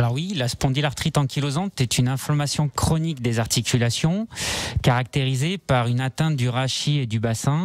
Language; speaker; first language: French; native; French